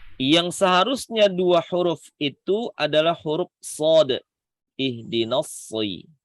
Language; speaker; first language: Indonesian; native; Indonesian